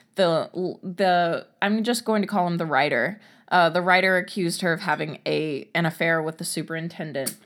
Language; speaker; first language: English; native; English